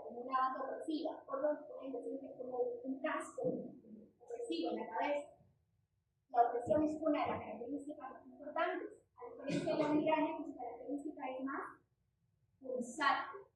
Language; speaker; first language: Spanish; native; Spanish